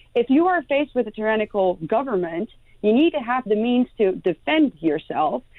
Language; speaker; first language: English; non-native, fluent; Dutch